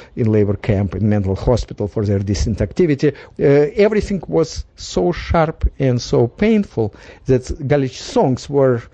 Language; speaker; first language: English; non-native, fluent; Russian